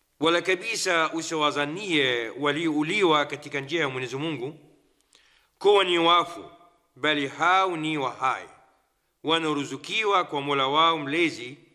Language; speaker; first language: Swahili; non-native, fluent; Arabic